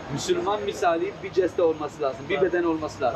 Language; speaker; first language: Turkish; early bilingual, other home language; Kurdish